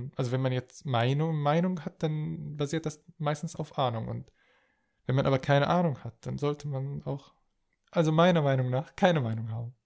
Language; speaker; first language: German; non-native, fluent; Arabic